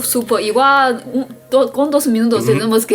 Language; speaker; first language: Spanish; non-native, fluent; Chinese